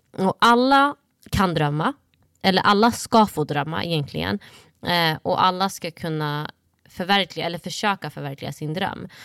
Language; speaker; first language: Swedish; early bilingual, other home language; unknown